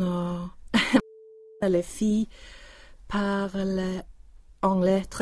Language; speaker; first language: French; non-native, learner; Swedish